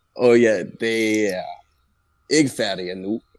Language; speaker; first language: Danish; non-native, learner; English